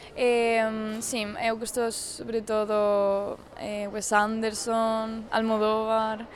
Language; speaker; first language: Portuguese; non-native, learner; Spanish